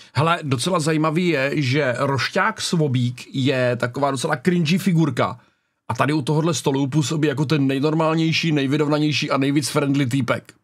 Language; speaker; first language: Czech; native; Czech